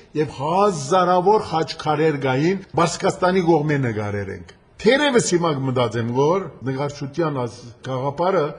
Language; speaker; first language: Armenian; early bilingual, heritage; Armenian